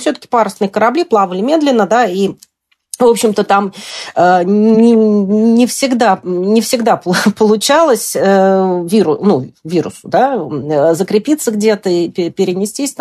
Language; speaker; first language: Russian; native; Russian